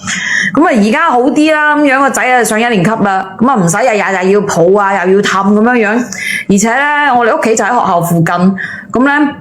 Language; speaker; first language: Cantonese; native; Cantonese